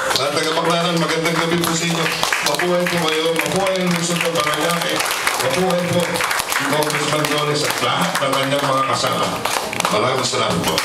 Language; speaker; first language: Filipino; native; Filipino